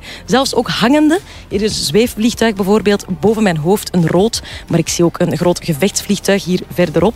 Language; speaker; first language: Dutch; native; Dutch